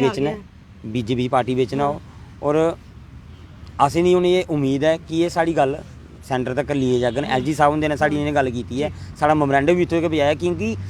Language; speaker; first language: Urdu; non-native, local second language; Dogri